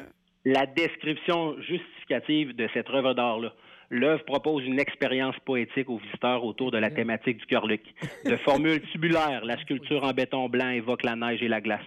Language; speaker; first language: French; native; French